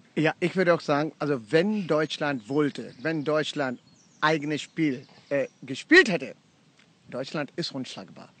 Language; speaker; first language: German; non-native, fluent; Punjabi